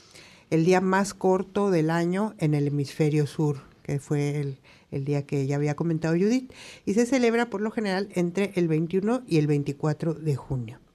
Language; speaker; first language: Spanish; native; Spanish